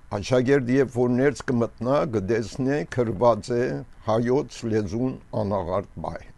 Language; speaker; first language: Armenian; early bilingual, heritage; Armenian